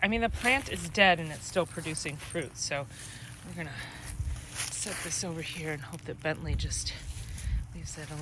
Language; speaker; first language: English; native; English